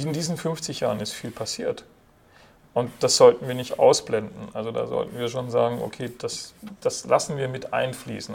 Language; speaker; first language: German; native; German